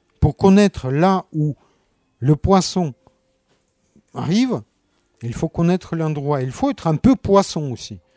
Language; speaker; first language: French; non-native, fluent; Russian